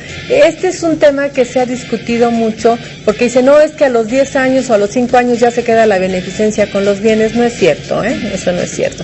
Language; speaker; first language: Spanish; native; Spanish